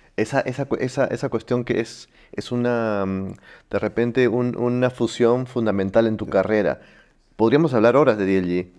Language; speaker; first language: Spanish; native; Spanish